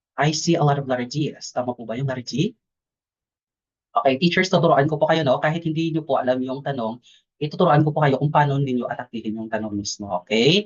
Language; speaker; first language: Filipino; native; Filipino